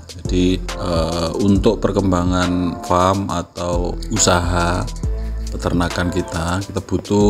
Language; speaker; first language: Indonesian; native; Indonesian